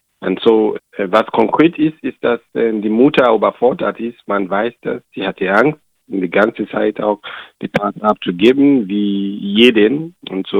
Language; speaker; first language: German; non-native, learner; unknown